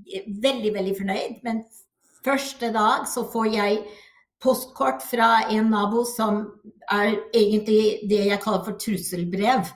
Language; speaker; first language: Norwegian; non-native, fluent; English